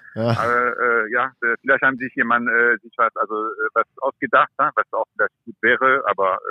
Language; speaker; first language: German; non-native, fluent; French